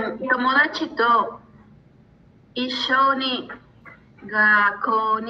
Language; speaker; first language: Japanese; non-native, learner; Spanish